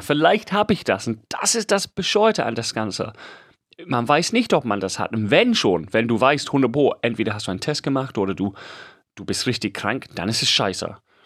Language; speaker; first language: German; non-native, fluent; English